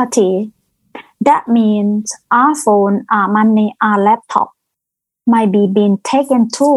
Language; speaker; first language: English; non-native, learner; Thai